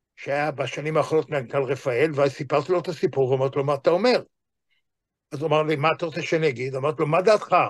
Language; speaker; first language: Hebrew; native; Hebrew